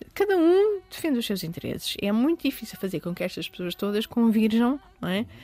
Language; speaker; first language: Portuguese; early bilingual, other home language; Arabic